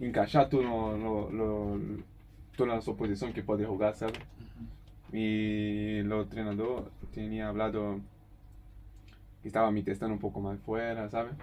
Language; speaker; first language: Spanish; non-native, learner; Portuguese